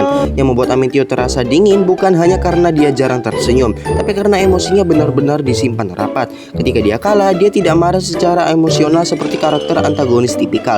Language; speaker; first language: Indonesian; native; Indonesian